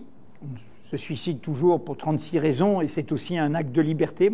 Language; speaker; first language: French; native; French